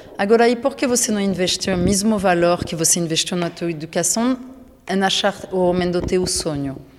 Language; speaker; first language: Portuguese; non-native, fluent; French